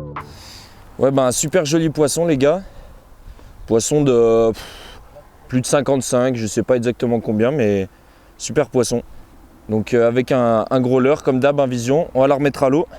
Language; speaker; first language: French; native; French